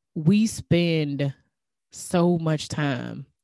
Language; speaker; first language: English; native; English